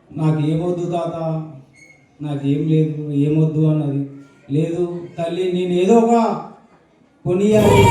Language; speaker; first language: Telugu; native; Telugu